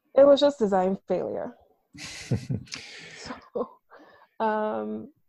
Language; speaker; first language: English; non-native, local second language; Akan